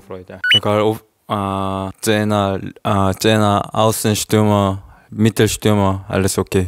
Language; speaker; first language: German; non-native, learner; Korean